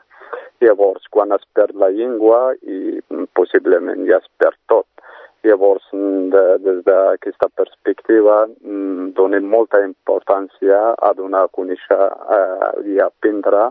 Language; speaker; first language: Catalan; non-native, fluent; Berber languages